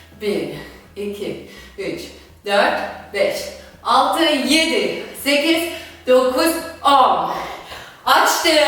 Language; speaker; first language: Turkish; non-native, fluent; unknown